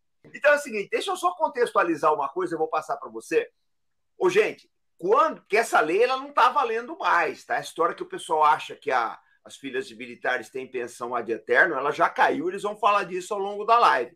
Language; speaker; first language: Portuguese; native; Portuguese